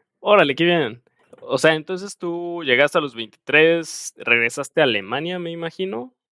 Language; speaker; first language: Spanish; native; Spanish